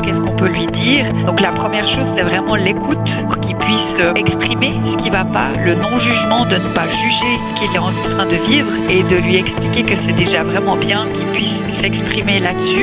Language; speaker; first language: French; native; French